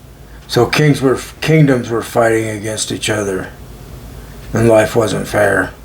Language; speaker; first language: English; native; English